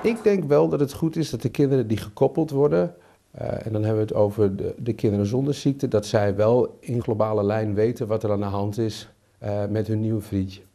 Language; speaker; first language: Dutch; native; Dutch